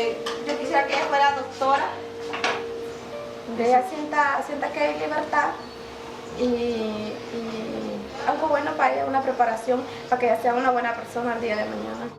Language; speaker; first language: Spanish; native; Spanish